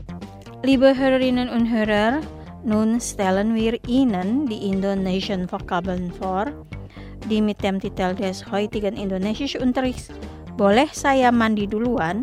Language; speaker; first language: German; non-native, fluent; Indonesian